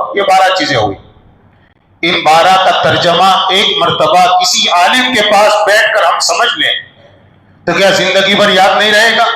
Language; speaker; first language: Urdu; non-native, local second language; Gujarati